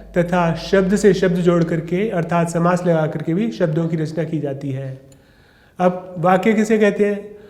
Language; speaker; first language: Hindi; non-native, local second language; Sindhi